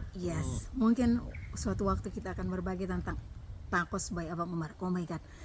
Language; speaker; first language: Indonesian; native; Indonesian